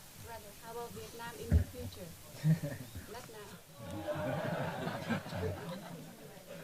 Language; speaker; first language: English; non-native, fluent; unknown